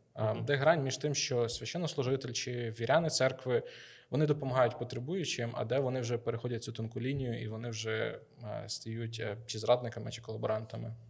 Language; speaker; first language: Ukrainian; native; Ukrainian